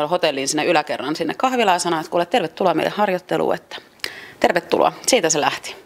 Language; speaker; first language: Finnish; early bilingual, other home language; French